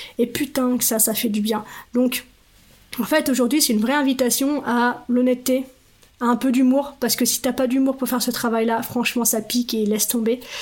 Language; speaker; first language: French; native; French